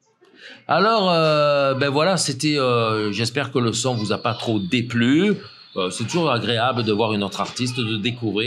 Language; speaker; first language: French; native; French